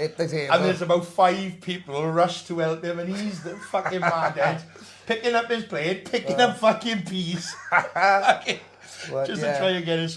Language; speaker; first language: English; native; English